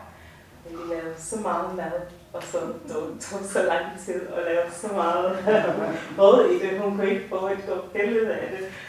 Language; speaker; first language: Danish; non-native, fluent; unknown